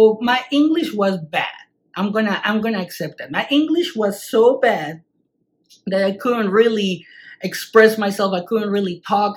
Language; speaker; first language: English; non-native, fluent; Spanish